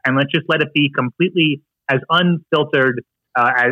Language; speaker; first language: English; native; English